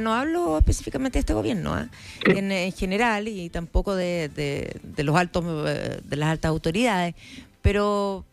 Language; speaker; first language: Spanish; native; Spanish